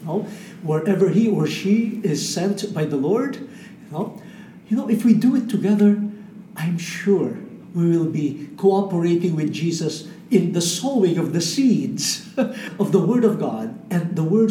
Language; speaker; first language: English; non-native, local second language; Filipino